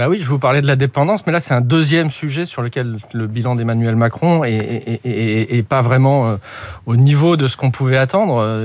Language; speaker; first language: French; native; French